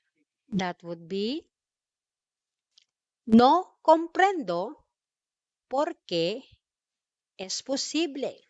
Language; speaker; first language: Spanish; non-native, fluent; Filipino